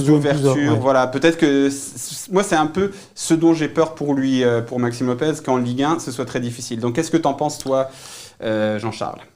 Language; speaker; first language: French; native; French